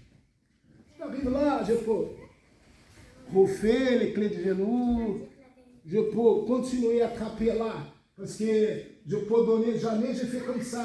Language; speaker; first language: French; non-native, fluent; Portuguese